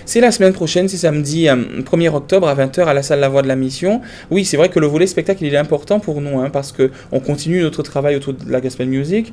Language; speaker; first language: French; native; French